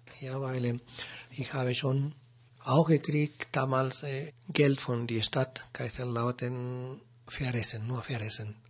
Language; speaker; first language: German; non-native, learner; Spanish